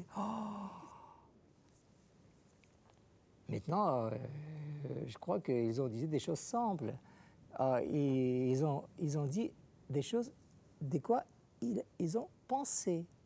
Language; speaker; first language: French; non-native, fluent; Russian